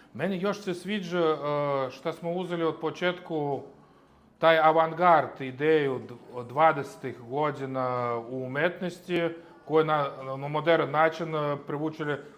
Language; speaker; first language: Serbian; non-native, learner; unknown